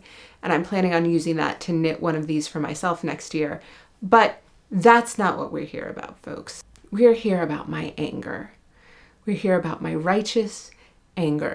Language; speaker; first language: English; native; English